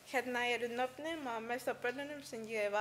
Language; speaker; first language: Icelandic; early bilingual, heritage; Icelandic